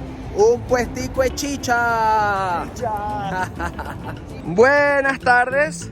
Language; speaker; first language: Spanish; native; Spanish